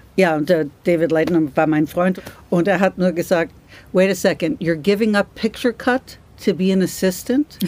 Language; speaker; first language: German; non-native, fluent; English